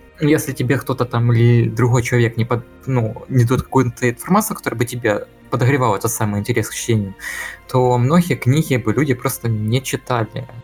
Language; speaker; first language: Russian; native; Russian